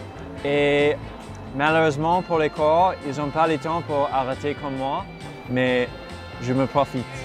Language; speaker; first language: French; non-native, fluent; English